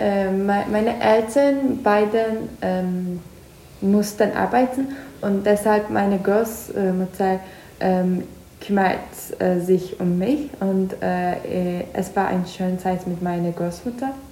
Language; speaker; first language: German; non-native, learner; Turkish